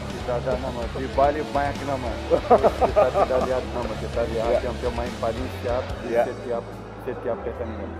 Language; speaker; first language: Indonesian; non-native, learner; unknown